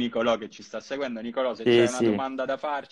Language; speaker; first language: Italian; native; Italian